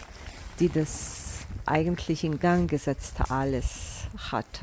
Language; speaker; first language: German; non-native, fluent; Bosnian